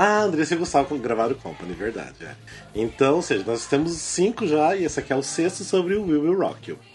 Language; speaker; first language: Portuguese; native; Portuguese